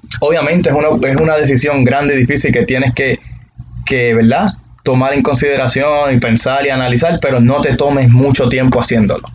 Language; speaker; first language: Spanish; native; Spanish